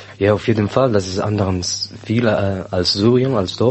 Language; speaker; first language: German; non-native, learner; Arabic